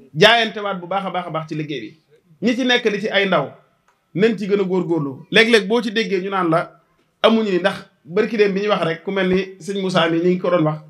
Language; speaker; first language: Wolof; native; Wolof